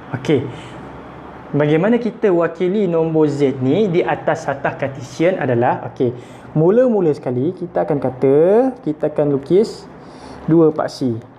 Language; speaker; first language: Malay; native; Malay